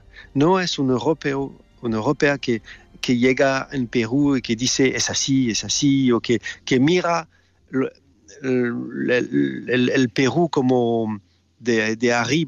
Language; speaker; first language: Spanish; non-native, fluent; French